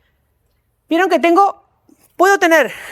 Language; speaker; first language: Spanish; native; Spanish